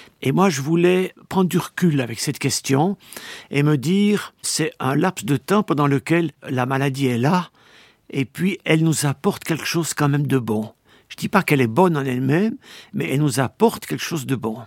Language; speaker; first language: French; native; French